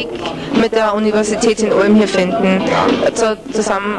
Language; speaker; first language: German; early bilingual, other home language; Italian